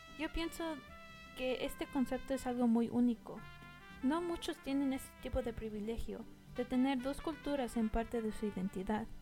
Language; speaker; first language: Spanish; early bilingual, heritage; Spanish